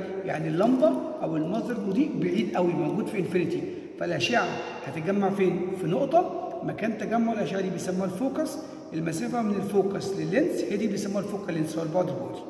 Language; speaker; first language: Arabic; native; Arabic